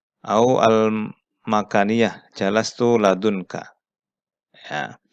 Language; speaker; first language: Arabic; non-native, fluent; Indonesian